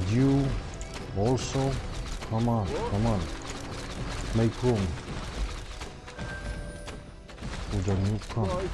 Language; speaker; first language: English; non-native, fluent; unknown